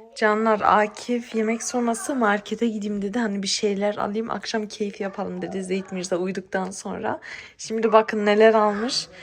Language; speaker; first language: Turkish; early bilingual, heritage; Turkish